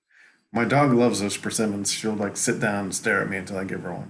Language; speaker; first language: English; native; English